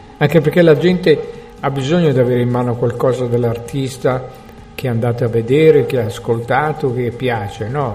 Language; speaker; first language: Italian; native; Italian